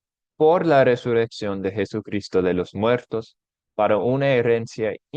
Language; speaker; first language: Spanish; non-native, fluent; English